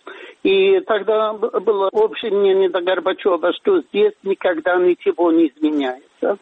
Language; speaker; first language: Russian; non-native, fluent; Swedish